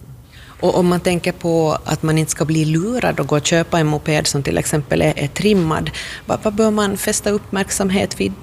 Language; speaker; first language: Swedish; native; Swedish